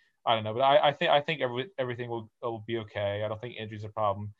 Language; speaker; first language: English; native; English